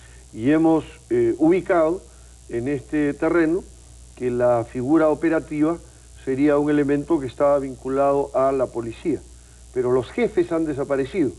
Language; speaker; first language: Spanish; native; Spanish